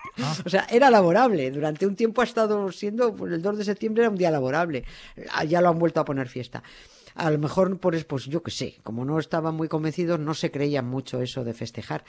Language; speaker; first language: Spanish; native; Spanish